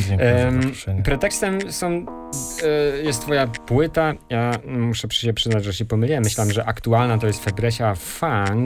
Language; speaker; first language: Polish; native; Polish